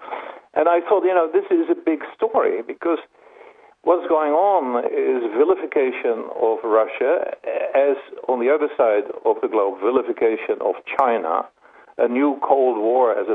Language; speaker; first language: English; non-native, fluent; Dutch